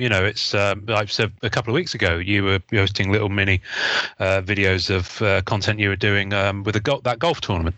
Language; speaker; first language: English; native; English